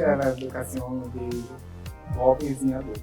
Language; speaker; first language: Spanish; non-native, learner; Portuguese